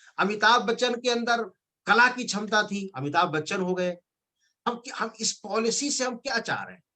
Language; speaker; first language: Hindi; non-native, local second language; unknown